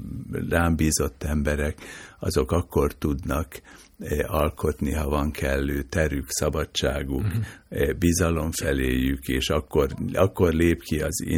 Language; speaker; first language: Hungarian; native; Hungarian